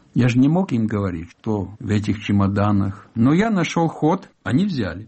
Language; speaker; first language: Russian; non-native, fluent; Italian